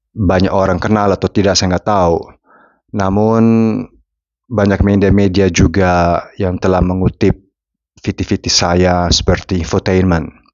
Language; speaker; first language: Indonesian; non-native, fluent; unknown